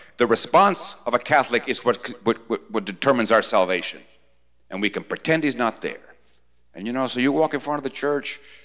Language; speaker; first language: English; early bilingual, other home language; Spanish